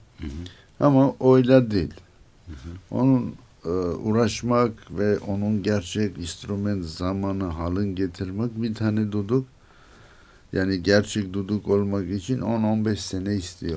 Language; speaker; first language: Turkish; non-native, learner; Armenian